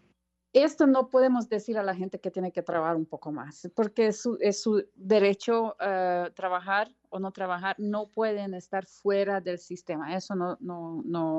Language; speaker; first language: Spanish; non-native, fluent; Hungarian